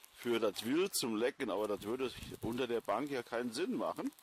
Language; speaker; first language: German; native; German